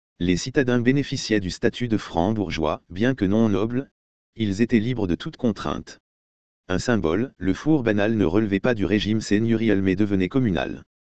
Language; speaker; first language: French; native; French